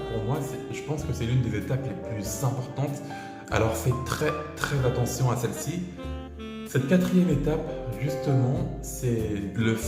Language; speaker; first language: French; native; French